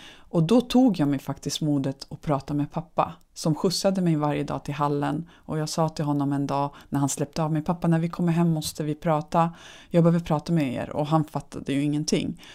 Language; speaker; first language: Swedish; early bilingual, other home language; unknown